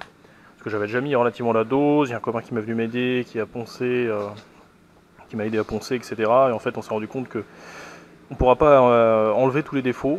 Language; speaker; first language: French; native; French